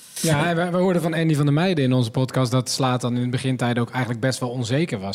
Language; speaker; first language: Dutch; native; Dutch